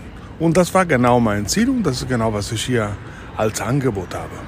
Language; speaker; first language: German; non-native, fluent; Italian